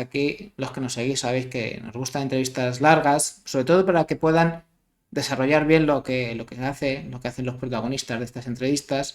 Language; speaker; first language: Spanish; native; Spanish